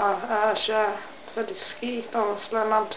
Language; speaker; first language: French; non-native, learner; English